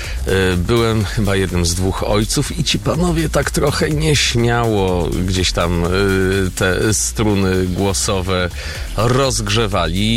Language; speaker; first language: Polish; native; Polish